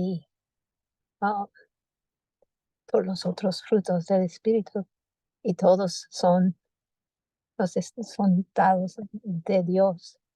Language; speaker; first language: Spanish; non-native, fluent; English